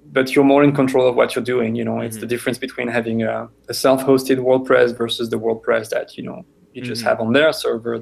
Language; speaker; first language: English; non-native, fluent; French